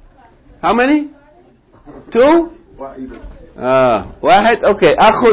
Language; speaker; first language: Arabic; non-native, fluent; English